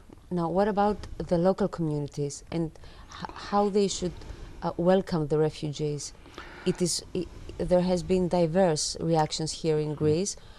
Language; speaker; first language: English; non-native, fluent; Greek